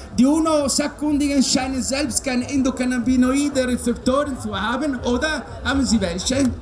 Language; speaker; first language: German; non-native, learner; Italian